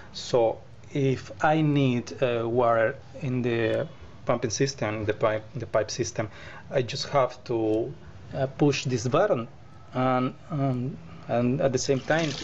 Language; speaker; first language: English; non-native, learner; Spanish